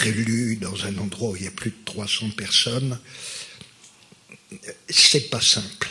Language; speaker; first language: French; native; French